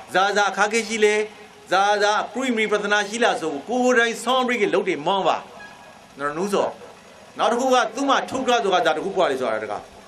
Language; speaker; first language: Burmese; native; Burmese